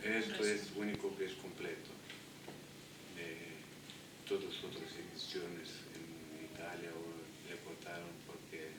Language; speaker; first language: Spanish; non-native, fluent; Italian